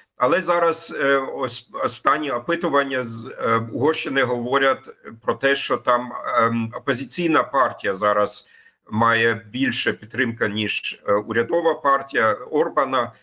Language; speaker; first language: Ukrainian; non-native, fluent; German